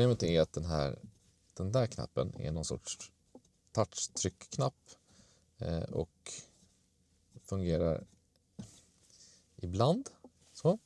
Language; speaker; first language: Swedish; native; Swedish